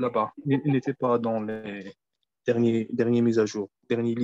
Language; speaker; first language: French; non-native, fluent; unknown